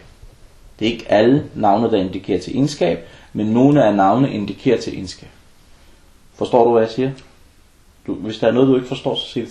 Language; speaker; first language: Danish; non-native, fluent; Arabic